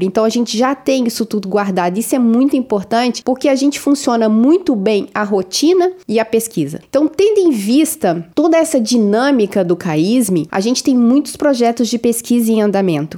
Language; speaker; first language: Portuguese; native; Portuguese